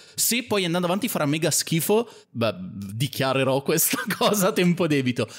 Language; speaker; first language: Italian; native; Italian